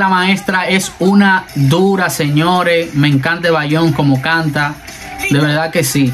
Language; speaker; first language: Spanish; native; Spanish